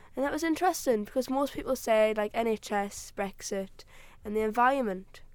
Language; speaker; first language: English; native; English